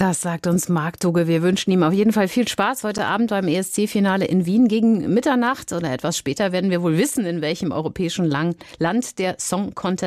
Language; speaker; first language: German; native; German